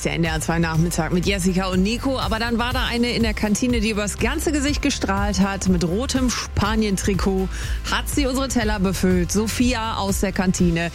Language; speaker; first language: German; native; German